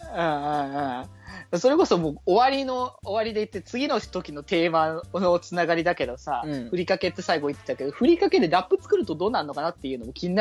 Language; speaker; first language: Japanese; native; Japanese